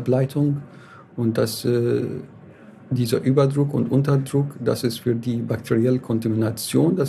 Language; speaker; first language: German; non-native, fluent; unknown